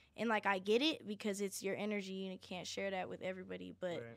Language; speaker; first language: English; native; English